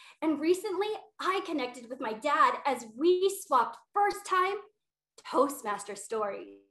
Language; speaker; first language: English; native; English